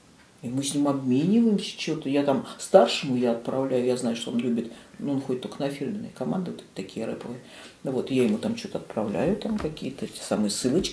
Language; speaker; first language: Russian; native; Russian